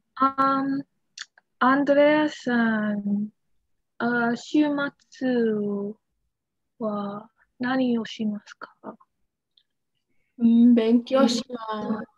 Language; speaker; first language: Japanese; non-native, learner; English